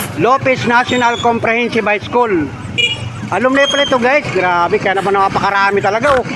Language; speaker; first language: Filipino; native; Filipino